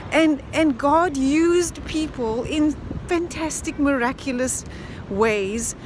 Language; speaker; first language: English; native; English